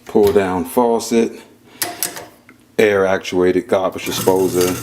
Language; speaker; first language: English; native; English